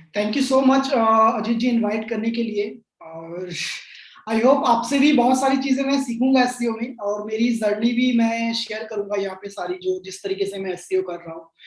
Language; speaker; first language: Hindi; non-native, local second language; Bangla